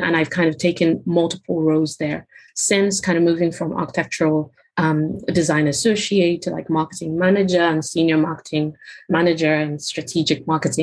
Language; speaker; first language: English; non-native, local second language; Yoruba